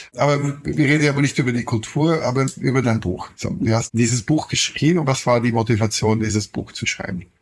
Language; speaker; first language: German; non-native, fluent; Dutch